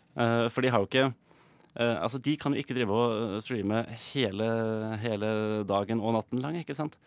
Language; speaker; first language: Norwegian; native; Norwegian